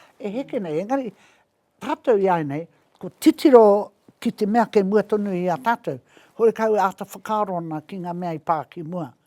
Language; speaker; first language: Māori; native; Māori